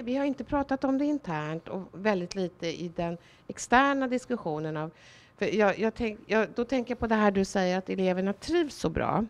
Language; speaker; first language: Swedish; native; Swedish